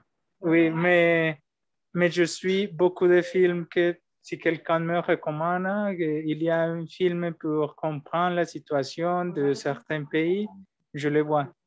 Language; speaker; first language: French; non-native, learner; Spanish